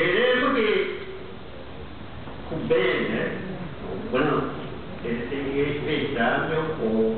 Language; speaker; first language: Portuguese; non-native, local second language; Kayapó